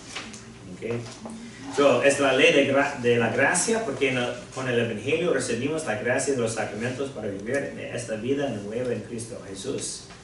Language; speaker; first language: Spanish; non-native, fluent; English